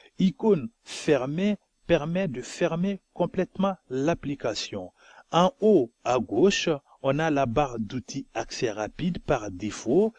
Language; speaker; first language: French; non-native, local second language; Bambara